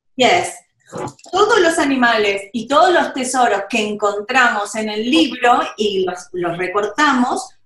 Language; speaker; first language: English; non-native, learner; Spanish